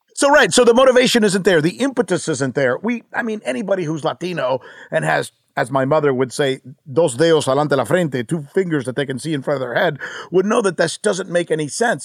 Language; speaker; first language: English; early bilingual, other home language; Spanish